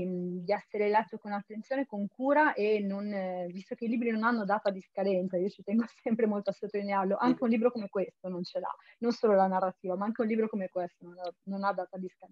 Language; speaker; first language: Italian; native; Italian